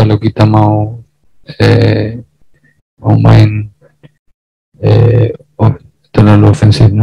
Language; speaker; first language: Indonesian; non-native, fluent; Spanish